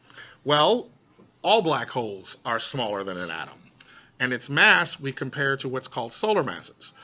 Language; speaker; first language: English; native; English